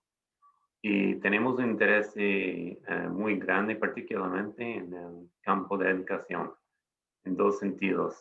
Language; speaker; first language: Spanish; non-native, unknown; English